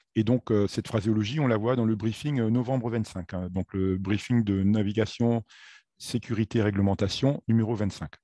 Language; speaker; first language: French; native; French